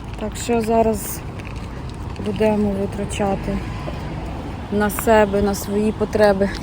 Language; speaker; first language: Ukrainian; non-native, local second language; Russian